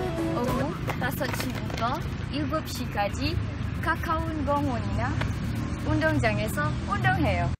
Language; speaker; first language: Korean; non-native, learner; Malay